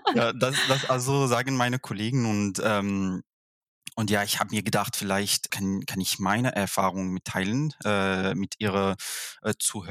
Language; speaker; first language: German; non-native, fluent; Arabic